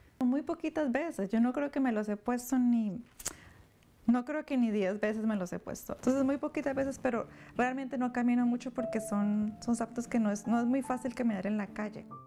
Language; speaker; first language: Spanish; native; Spanish